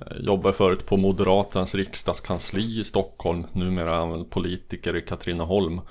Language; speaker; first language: Swedish; native; Swedish